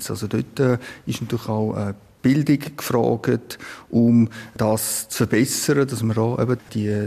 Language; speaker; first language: German; native; German